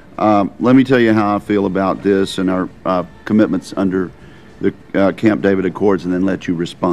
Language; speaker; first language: English; native; English